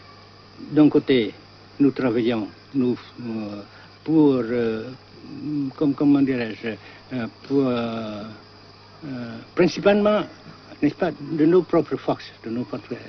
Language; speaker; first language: French; non-native, local second language; Vietnamese